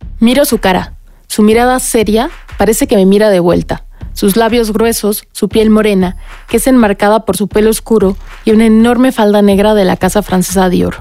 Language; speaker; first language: Spanish; native; Spanish